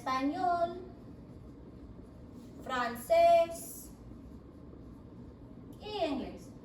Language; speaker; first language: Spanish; non-native, fluent; English